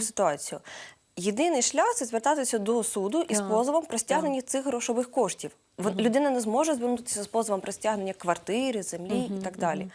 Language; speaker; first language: Ukrainian; native; Ukrainian